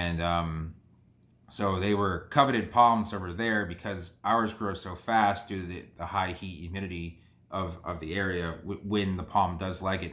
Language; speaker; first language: English; native; English